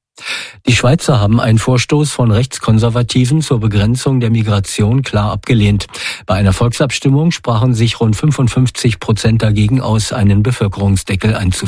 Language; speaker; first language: German; native; German